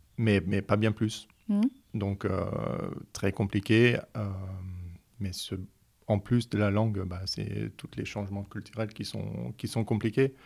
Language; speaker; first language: French; non-native, fluent; Dutch